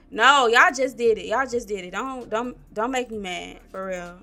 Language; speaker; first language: English; native; English